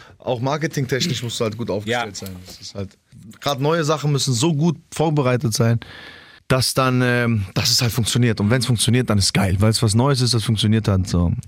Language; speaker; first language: German; early bilingual, other home language; Albanian